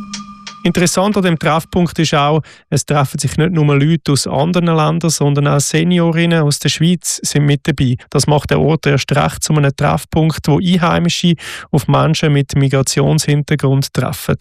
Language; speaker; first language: German; native; German